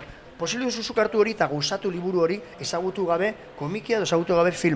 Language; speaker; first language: Basque; native; Basque